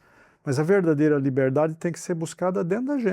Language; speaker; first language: Portuguese; native; Portuguese